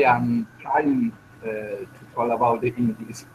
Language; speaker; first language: English; non-native, learner; Spanish